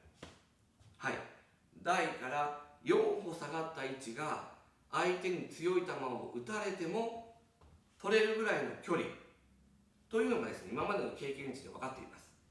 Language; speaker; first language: Japanese; native; Japanese